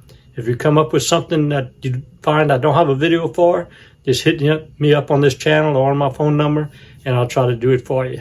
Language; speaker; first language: English; native; English